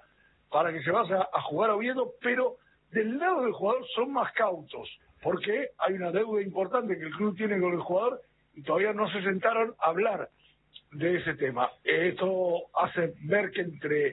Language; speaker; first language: Spanish; native; Spanish